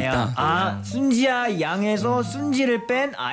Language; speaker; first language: Korean; native; Korean